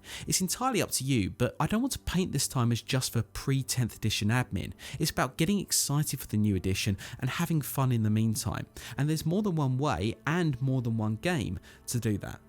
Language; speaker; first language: English; native; English